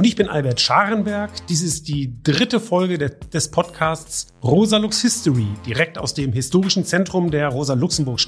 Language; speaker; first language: German; native; German